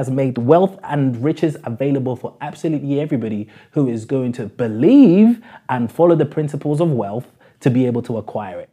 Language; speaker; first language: English; native; English